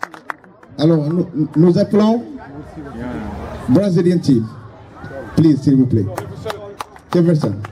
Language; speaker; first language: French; non-native, local second language; Arabic